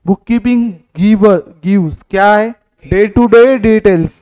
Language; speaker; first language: Hindi; non-native, local second language; Marathi